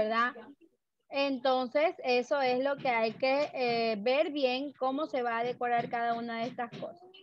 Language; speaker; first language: Spanish; native; Spanish